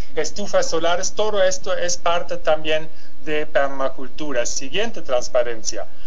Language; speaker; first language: Spanish; non-native, fluent; German